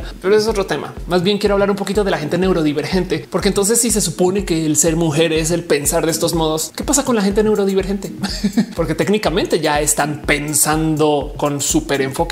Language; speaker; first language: Spanish; native; Spanish